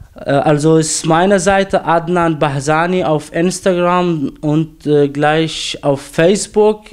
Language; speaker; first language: German; non-native, fluent; Arabic